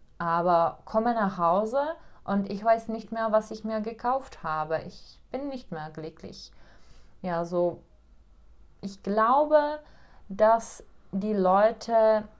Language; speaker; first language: German; non-native, fluent; Czech